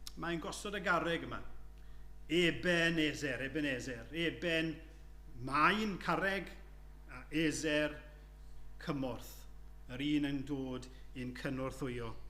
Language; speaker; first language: Welsh; native; Welsh